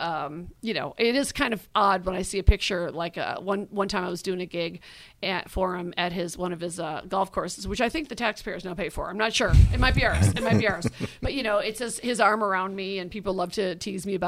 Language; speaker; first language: English; native; English